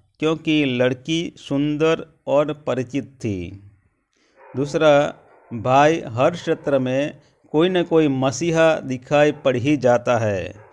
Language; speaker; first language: Hindi; non-native, local second language; Gujarati